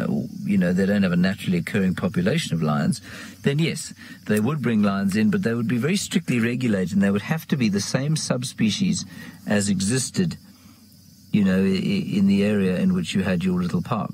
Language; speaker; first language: English; native; English